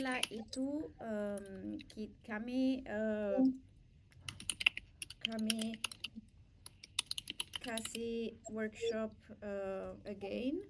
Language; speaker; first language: Indonesian; non-native, learner; Italian